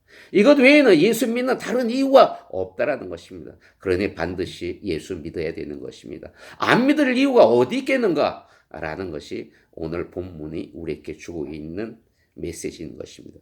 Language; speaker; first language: Korean; native; Korean